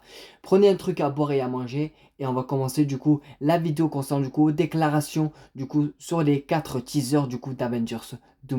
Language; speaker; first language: French; native; French